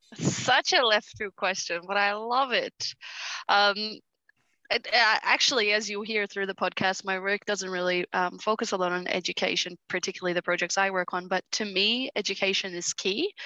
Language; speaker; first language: English; early bilingual, other home language; Portuguese